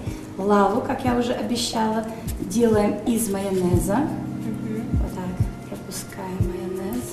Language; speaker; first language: Russian; native; Russian